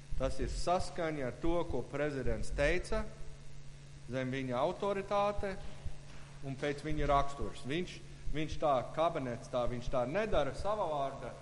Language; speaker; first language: Latvian; non-native, fluent; English